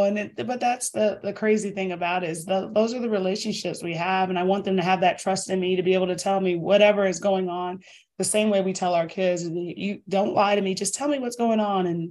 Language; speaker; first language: English; native; English